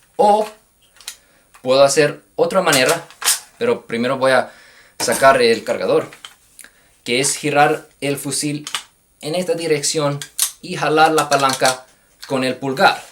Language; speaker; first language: Spanish; non-native, fluent; English